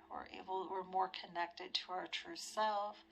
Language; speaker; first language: English; native; English